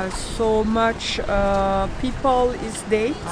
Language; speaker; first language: English; non-native, learner; French